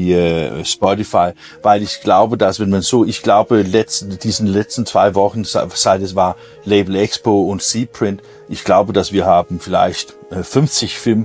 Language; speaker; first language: German; non-native, learner; Danish